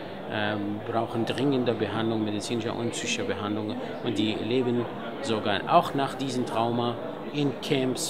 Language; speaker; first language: German; non-native, fluent; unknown